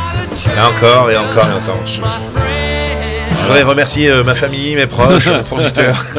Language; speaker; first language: French; native; French